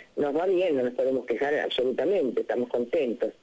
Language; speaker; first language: Spanish; native; Spanish